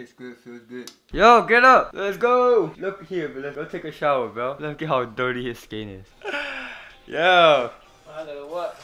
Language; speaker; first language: English; non-native, fluent; Arabic